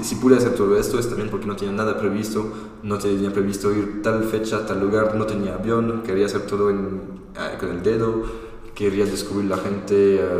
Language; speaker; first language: Spanish; non-native, fluent; French